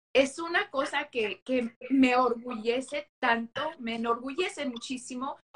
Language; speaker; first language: Spanish; early bilingual, heritage; Spanish